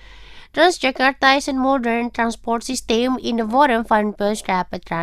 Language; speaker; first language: Dutch; non-native, fluent; Indonesian